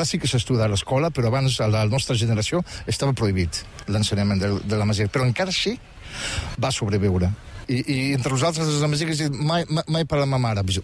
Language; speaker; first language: Catalan; non-native, fluent; Riffian